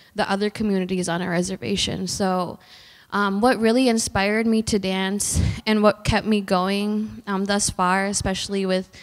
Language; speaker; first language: English; native; English